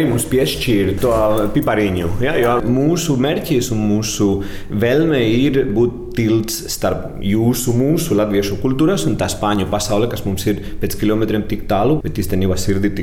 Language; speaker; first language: Latvian; non-native, fluent; Spanish